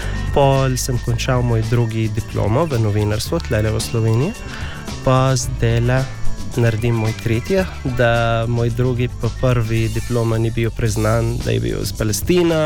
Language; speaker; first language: Slovenian; non-native, learner; English